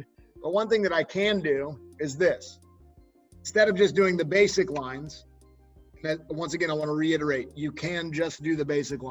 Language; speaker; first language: English; native; English